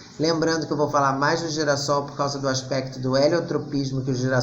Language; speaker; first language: Portuguese; native; Portuguese